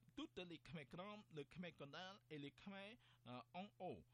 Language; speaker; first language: French; non-native, learner; Khmer